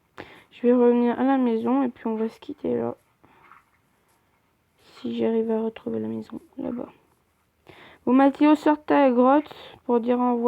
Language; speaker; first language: French; native; French